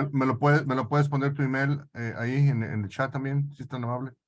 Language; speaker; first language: Spanish; native; Spanish